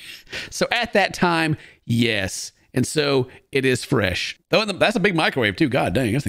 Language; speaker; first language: English; native; English